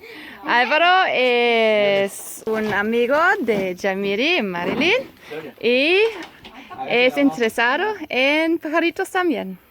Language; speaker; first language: Spanish; non-native, learner; Dutch